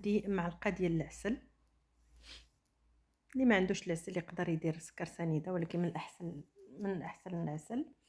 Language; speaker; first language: Arabic; native; Arabic